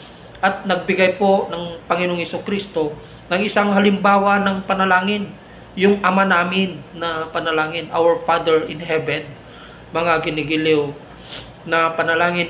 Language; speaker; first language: Filipino; native; Filipino